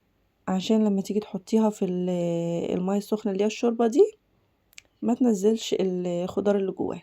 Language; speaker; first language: Arabic; native; Arabic